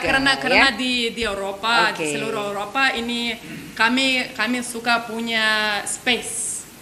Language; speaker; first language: Indonesian; non-native, learner; Lithuanian